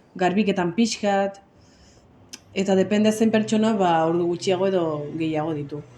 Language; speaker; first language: Basque; early bilingual, other home language; Spanish